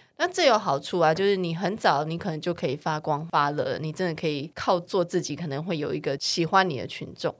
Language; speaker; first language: Chinese; native; Chinese